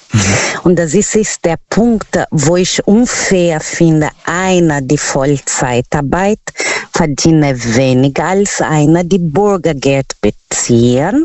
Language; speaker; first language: German; non-native, fluent; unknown